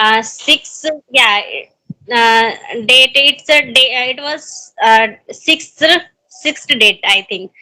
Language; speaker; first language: English; non-native, learner; Hindi